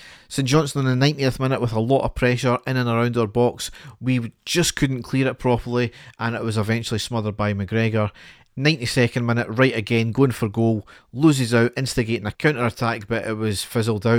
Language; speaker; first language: English; native; English